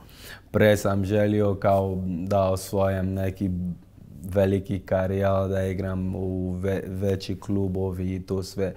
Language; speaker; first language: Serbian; non-native, fluent; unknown